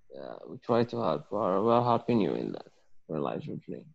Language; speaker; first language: English; non-native, learner; Arabic